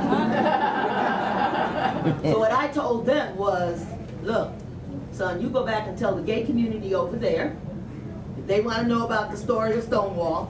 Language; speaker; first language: English; native; English